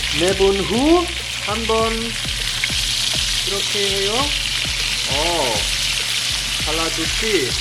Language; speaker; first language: Korean; non-native, learner; German